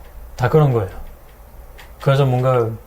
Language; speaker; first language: Korean; non-native, fluent; French